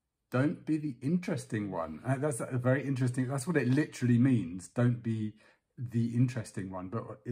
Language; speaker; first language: English; native; English